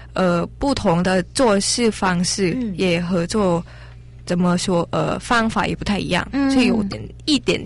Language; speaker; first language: Chinese; non-native, learner; Thai